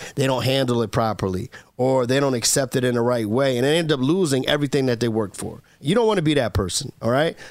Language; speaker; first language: English; native; English